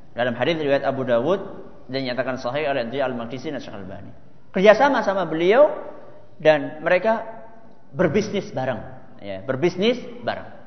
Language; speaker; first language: Indonesian; non-native, local second language; Javanese